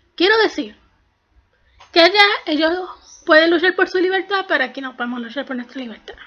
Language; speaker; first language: Spanish; native; Spanish